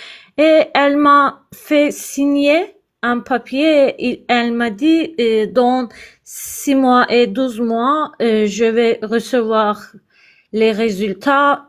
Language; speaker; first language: French; non-native, learner; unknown